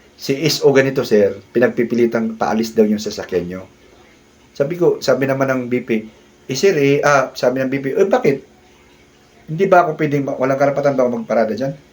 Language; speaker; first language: Filipino; non-native, local second language; Cebuano